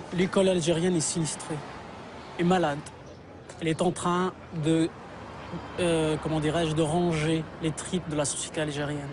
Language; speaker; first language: French; non-native, local second language; Kabyle